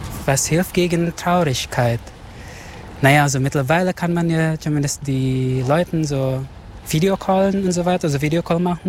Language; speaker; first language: German; non-native, fluent; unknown